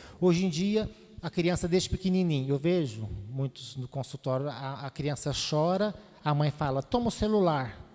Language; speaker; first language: Portuguese; native; Portuguese